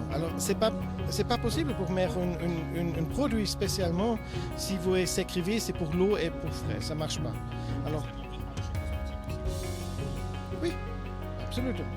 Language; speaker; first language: French; non-native, learner; German